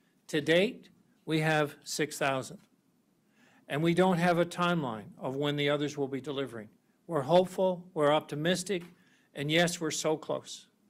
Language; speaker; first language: English; native; English